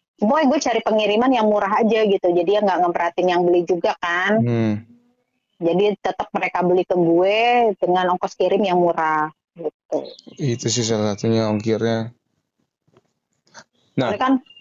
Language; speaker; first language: Indonesian; native; Indonesian